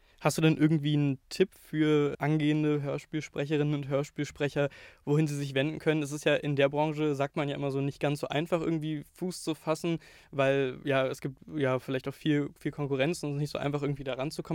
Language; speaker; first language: German; native; German